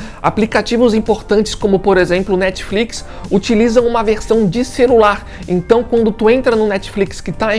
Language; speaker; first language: Portuguese; native; Portuguese